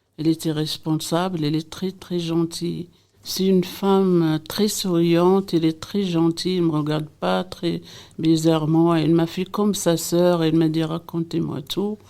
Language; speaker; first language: French; non-native, local second language; Arabic